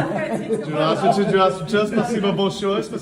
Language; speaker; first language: Russian; non-native, learner; English